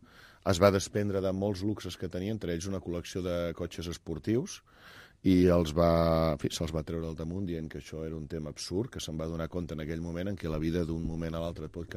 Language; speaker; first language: Catalan; native; Catalan